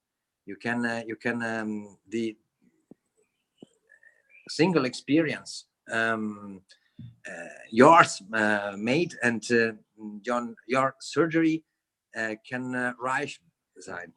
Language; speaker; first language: English; non-native, learner; Italian